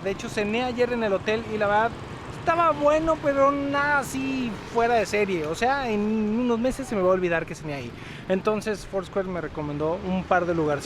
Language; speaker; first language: Spanish; native; Spanish